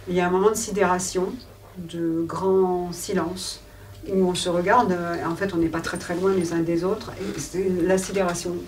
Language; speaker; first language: French; native; French